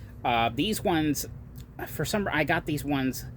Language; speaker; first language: English; native; English